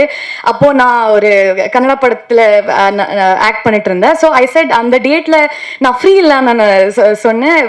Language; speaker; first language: Tamil; non-native, learner; Kannada